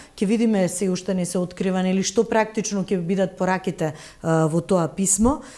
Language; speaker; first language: Macedonian; native; Macedonian